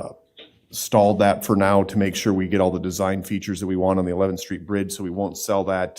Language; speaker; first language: English; native; English